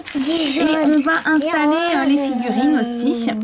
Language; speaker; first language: French; native; French